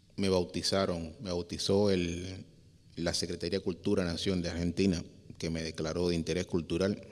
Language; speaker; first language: Spanish; native; Spanish